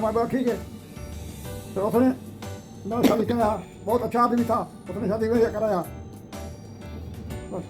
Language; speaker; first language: Hindi; non-native, learner; Urdu